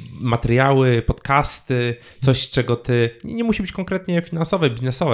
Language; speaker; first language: Polish; native; Polish